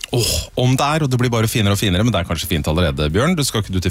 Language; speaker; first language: Norwegian; native; Norwegian